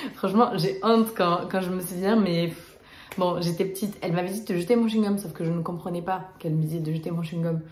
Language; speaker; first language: French; early bilingual, other home language; Romanian